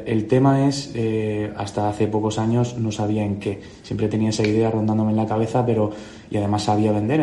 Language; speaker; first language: Spanish; native; Spanish